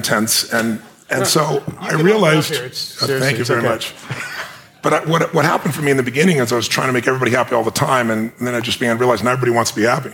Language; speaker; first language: English; native; English